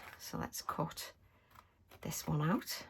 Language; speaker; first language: English; native; English